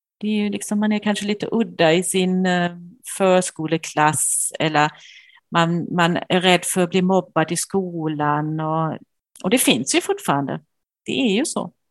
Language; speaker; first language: Swedish; non-native, fluent; German